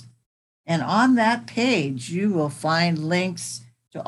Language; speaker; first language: English; native; English